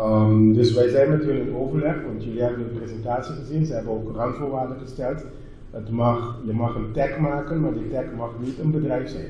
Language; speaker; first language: Dutch; non-native, local second language; Papiamento